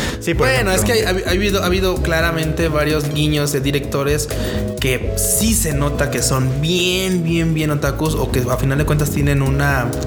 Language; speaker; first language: Spanish; native; Spanish